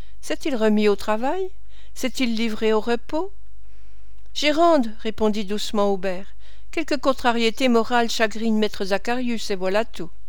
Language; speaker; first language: French; native; French